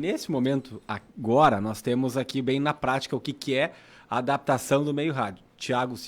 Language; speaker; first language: Portuguese; native; Portuguese